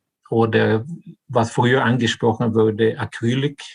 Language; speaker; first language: German; non-native, fluent; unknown